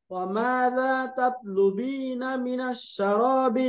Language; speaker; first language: Arabic; non-native, fluent; Bangla